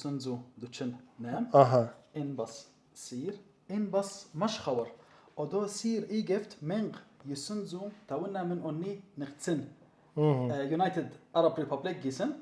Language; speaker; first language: Mongolian; non-native, learner; Arabic